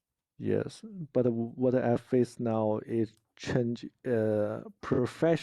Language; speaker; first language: English; non-native, learner; Chinese